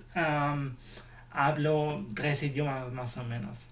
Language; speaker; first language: Spanish; non-native, learner; German